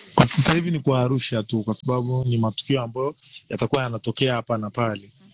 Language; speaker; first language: Swahili; native; Swahili